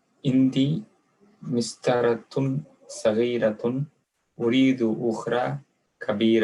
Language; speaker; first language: Arabic; non-native, learner; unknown